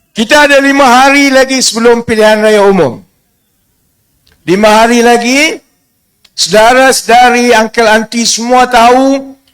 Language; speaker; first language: Malay; native; Malay